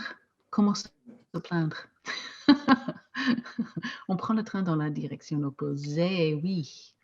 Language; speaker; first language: French; non-native, fluent; English